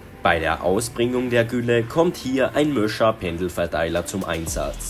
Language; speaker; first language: German; native; German